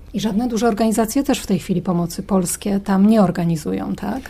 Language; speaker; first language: Polish; native; Polish